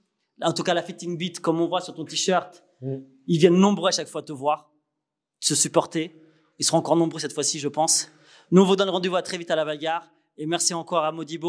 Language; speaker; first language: French; native; French